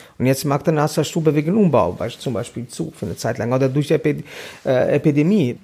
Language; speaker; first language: German; non-native, fluent; Albanian